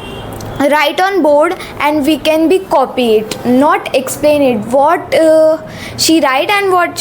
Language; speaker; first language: English; non-native, local second language; Hindi